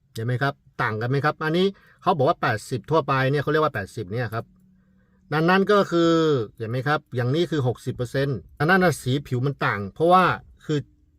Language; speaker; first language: Thai; non-native, fluent; Chinese